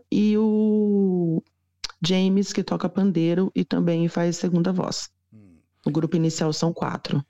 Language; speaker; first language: Portuguese; native; Portuguese